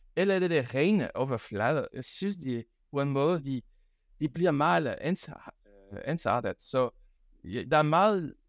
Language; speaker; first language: Danish; non-native, fluent; French